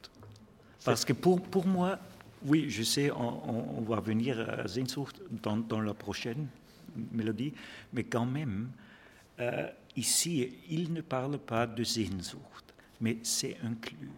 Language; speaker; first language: French; non-native, fluent; German